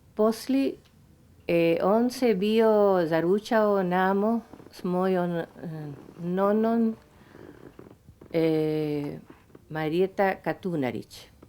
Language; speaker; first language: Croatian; early bilingual, heritage; Spanish